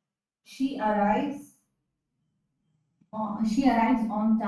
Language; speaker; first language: English; non-native, learner; Hindi